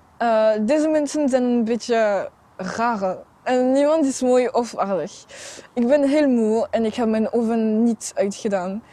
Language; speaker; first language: Dutch; non-native, learner; French